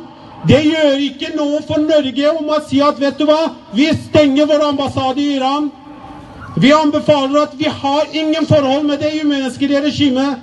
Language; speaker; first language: Norwegian; non-native, fluent; Persian